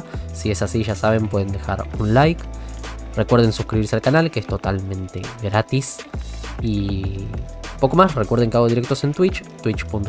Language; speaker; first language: Spanish; native; Spanish